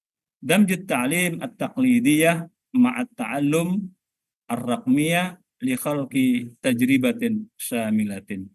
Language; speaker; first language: Arabic; non-native, fluent; Indonesian